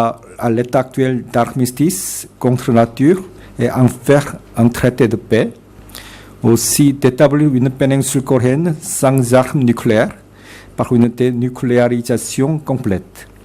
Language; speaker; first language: French; non-native, fluent; Korean